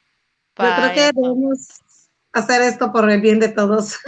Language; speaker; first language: Spanish; native; Spanish